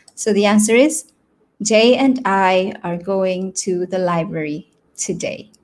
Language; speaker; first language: English; non-native, local second language; Malay